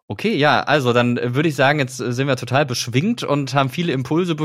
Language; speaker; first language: German; native; German